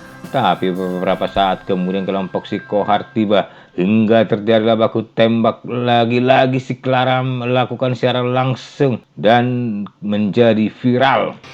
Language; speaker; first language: Indonesian; native; Indonesian